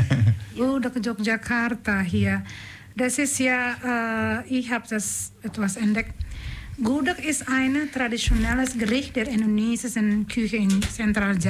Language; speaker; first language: German; non-native, learner; Indonesian